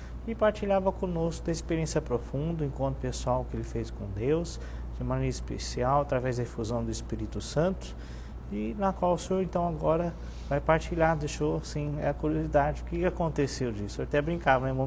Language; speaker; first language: Portuguese; native; Portuguese